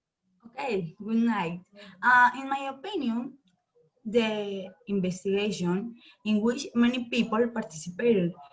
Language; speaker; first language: English; non-native, learner; Spanish